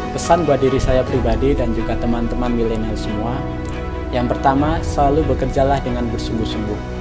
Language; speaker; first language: Indonesian; native; Indonesian